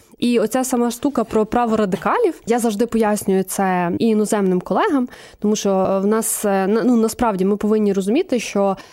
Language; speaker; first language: Ukrainian; native; Ukrainian